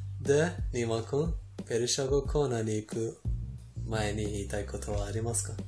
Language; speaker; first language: Japanese; non-native, fluent; Persian